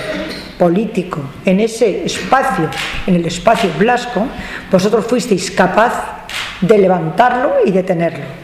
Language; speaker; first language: Spanish; native; Spanish